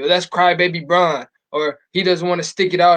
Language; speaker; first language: English; native; English